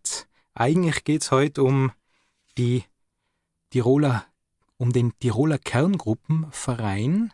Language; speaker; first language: German; native; German